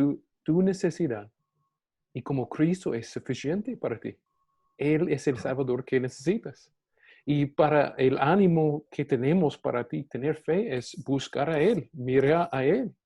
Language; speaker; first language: Spanish; non-native, fluent; English